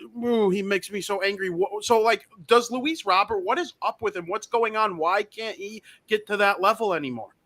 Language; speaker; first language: English; native; English